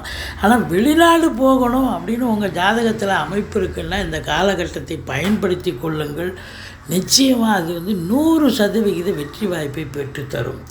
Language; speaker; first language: Tamil; native; Tamil